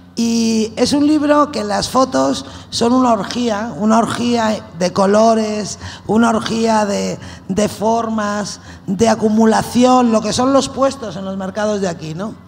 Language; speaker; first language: Spanish; native; Spanish